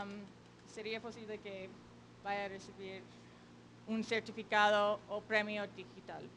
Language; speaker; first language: Spanish; non-native, fluent; English